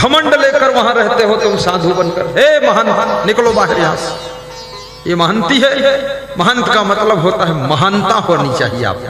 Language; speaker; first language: Hindi; native; Hindi